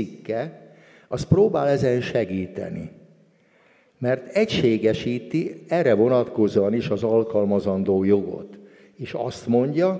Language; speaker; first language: Hungarian; native; Hungarian